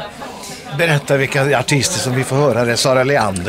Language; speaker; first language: Swedish; native; Swedish